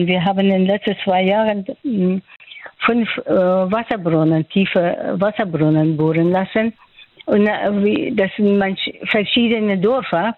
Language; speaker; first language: German; non-native, fluent; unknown